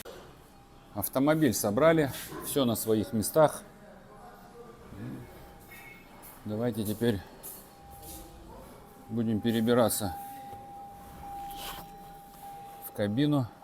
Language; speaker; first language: Russian; native; Russian